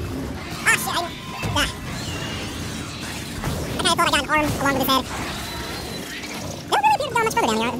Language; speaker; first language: English; native; English